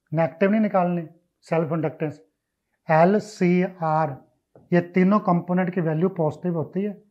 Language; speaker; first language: Hindi; non-native, local second language; Punjabi